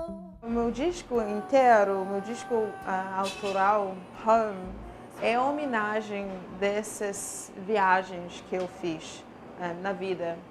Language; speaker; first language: Portuguese; non-native, fluent; English